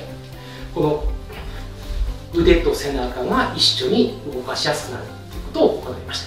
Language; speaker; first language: Japanese; native; Japanese